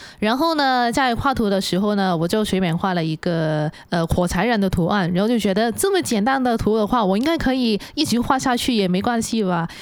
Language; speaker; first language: Chinese; non-native, local second language; Cantonese